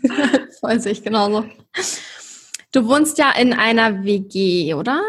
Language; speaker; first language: German; native; German